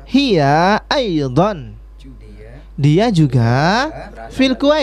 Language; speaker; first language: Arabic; non-native, fluent; Indonesian